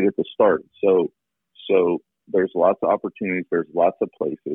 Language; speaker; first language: English; native; English